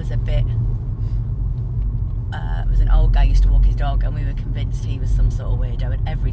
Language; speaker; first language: English; native; English